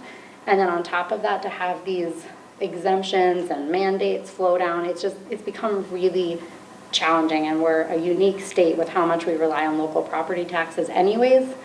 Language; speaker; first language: English; native; English